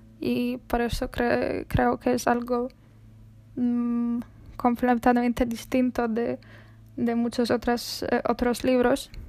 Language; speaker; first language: Spanish; non-native, fluent; Polish